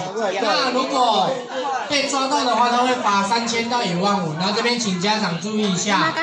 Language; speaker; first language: Chinese; native; Chinese